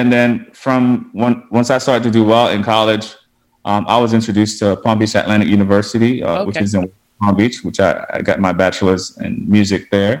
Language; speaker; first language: English; non-native, fluent; Haitian Creole